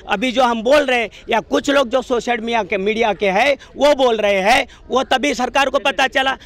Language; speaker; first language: Hindi; non-native, local second language; Marathi